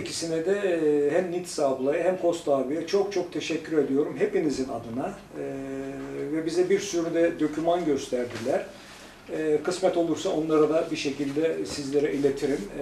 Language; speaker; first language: Turkish; native; Turkish